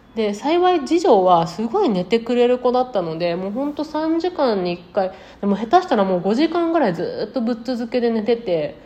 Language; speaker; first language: Japanese; native; Japanese